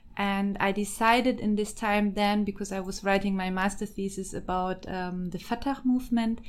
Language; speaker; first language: English; non-native, fluent; German